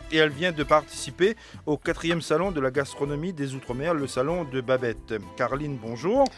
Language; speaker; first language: French; native; French